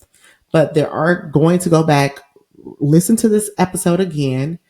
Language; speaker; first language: English; native; English